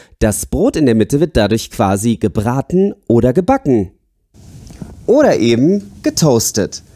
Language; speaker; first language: German; native; German